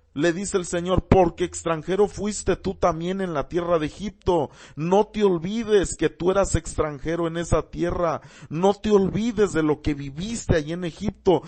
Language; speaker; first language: Spanish; early bilingual, heritage; Spanish